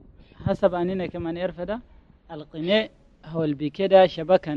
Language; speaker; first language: Arabic; native; Arabic